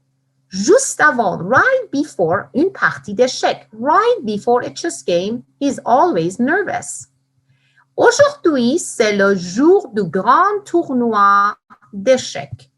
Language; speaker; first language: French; non-native, fluent; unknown